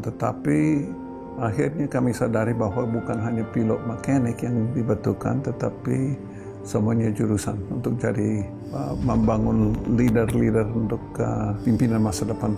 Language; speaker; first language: Indonesian; non-native, fluent; English